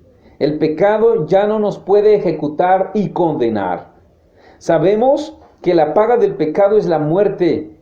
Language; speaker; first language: Spanish; native; Spanish